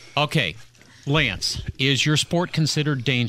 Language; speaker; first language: English; native; English